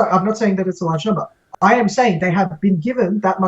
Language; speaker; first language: English; native; English